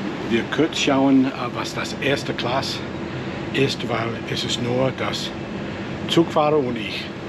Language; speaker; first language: German; non-native, learner; English